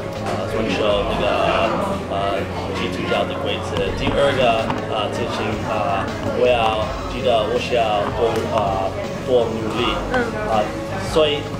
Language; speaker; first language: Chinese; non-native, learner; English